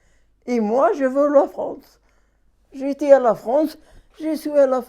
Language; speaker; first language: French; non-native, learner; Arabic